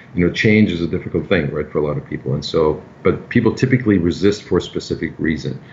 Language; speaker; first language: English; non-native, fluent; German